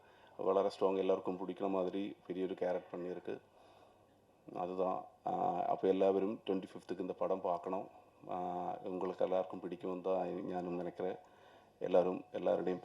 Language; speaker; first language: Tamil; non-native, learner; Malayalam